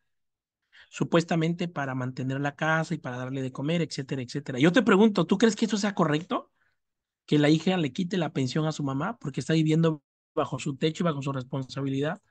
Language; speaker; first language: Spanish; native; Spanish